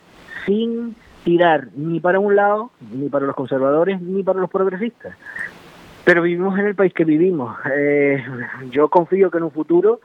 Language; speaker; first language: Spanish; native; Spanish